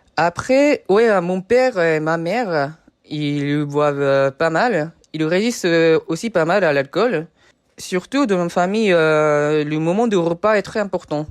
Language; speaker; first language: French; non-native, fluent; Japanese